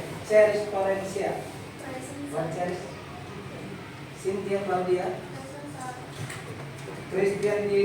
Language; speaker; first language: English; non-native, fluent; Indonesian